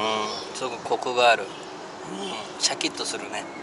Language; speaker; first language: Japanese; native; Japanese